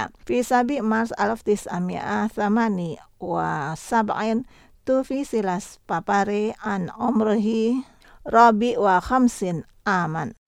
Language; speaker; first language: Arabic; non-native, fluent; Indonesian